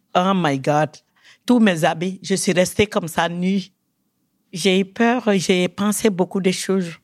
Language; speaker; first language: French; non-native, local second language; Bambara